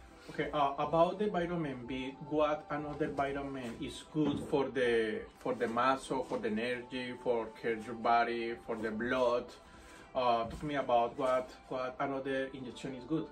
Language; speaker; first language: English; non-native, learner; Spanish